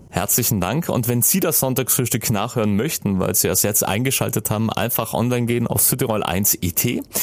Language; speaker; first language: German; native; German